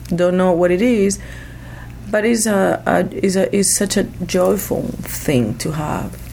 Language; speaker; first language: English; non-native, fluent; Spanish